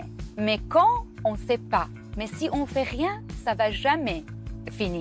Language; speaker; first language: French; non-native, fluent; Persian